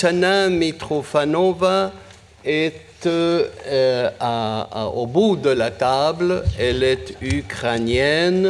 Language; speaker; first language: French; non-native, fluent; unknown